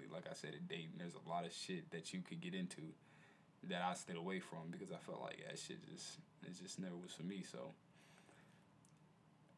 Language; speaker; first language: English; native; English